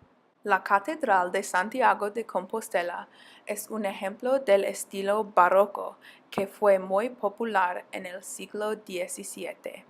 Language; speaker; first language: Spanish; non-native, learner; English